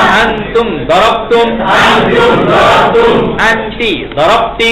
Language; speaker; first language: Arabic; non-native, fluent; Bangla